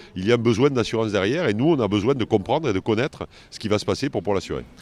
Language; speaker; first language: French; native; French